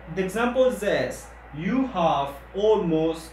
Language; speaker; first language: English; non-native, fluent; Spanish